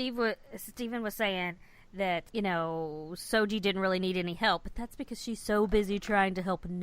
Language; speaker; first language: English; native; English